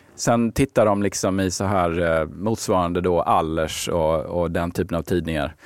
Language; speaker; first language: Swedish; native; Swedish